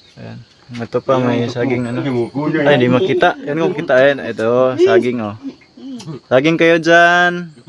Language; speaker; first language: Filipino; non-native, local second language; Cebuano